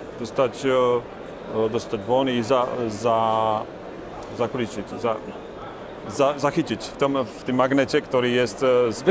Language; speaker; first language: Polish; non-native, learner; Slovak